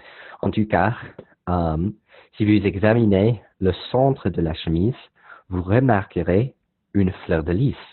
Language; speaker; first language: French; non-native, learner; English